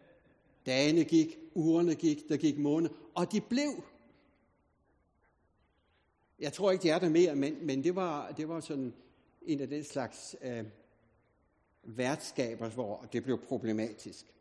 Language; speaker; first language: Danish; native; Danish